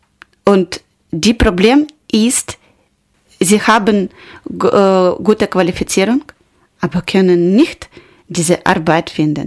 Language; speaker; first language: German; non-native, learner; Ukrainian